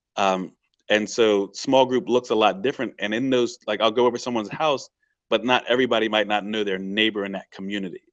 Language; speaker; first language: English; native; English